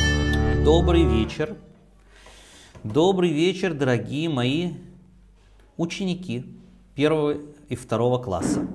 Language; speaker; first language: Russian; native; Russian